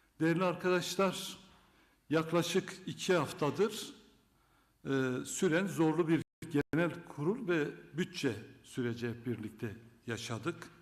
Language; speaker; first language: Turkish; non-native, local second language; Kurdish